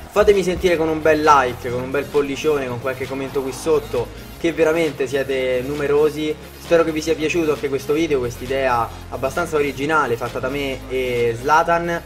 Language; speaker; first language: Italian; native; Italian